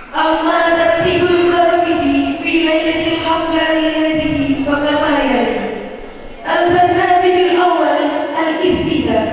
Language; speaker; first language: Arabic; non-native, learner; Indonesian